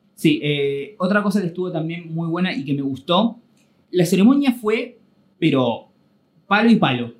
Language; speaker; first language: Spanish; native; Spanish